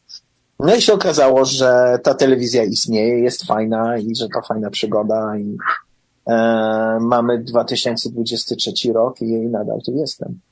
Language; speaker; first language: Polish; early bilingual, heritage; English